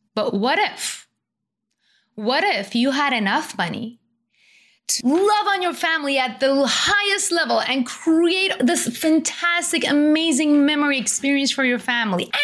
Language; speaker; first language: English; non-native, fluent; Persian